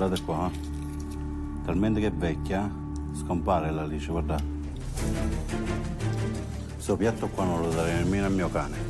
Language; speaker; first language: Italian; native; Italian